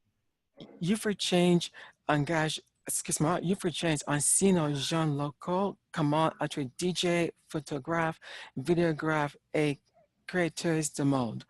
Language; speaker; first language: French; non-native, learner; English